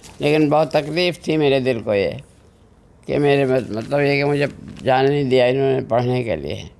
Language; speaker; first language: Urdu; native; Urdu